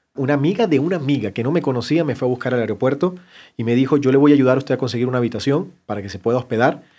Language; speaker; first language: Spanish; native; Spanish